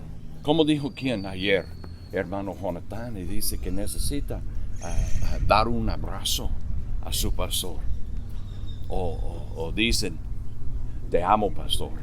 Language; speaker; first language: Spanish; non-native, fluent; English